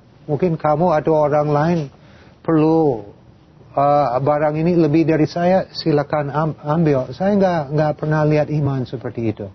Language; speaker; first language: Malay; non-native, fluent; English